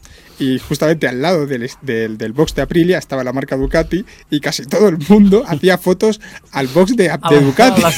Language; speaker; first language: Spanish; native; Spanish